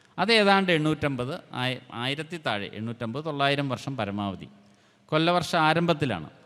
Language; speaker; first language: Malayalam; native; Malayalam